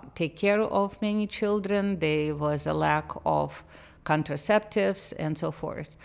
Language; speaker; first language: English; non-native, fluent; Russian